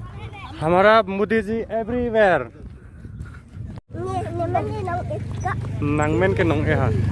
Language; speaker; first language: Hindi; non-native, local second language; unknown